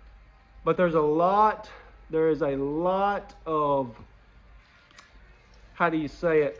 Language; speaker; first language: English; native; English